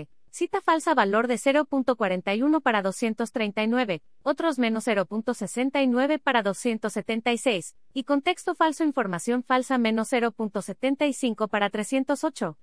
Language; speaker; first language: Spanish; native; Spanish